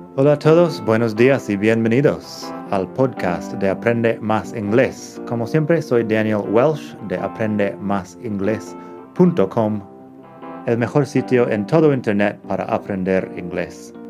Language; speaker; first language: Spanish; non-native, fluent; English